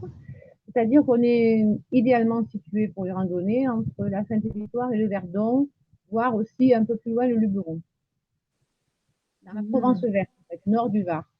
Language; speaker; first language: French; native; French